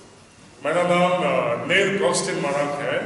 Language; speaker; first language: Hindi; non-native, local second language; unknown